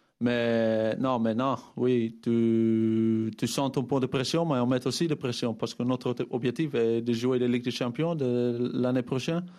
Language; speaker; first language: French; non-native, fluent; Dutch